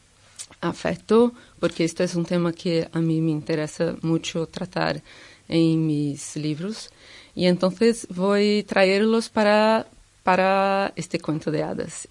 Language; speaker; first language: Spanish; non-native, fluent; Portuguese